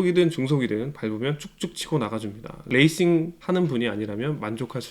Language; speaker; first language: Korean; native; Korean